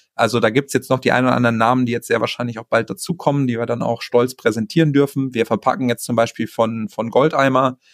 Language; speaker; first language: German; native; German